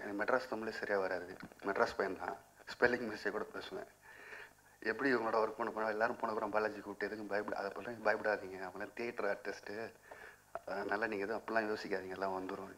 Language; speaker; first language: Tamil; non-native, local second language; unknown